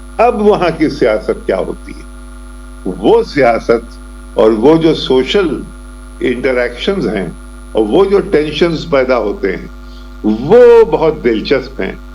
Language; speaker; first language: Urdu; native; Urdu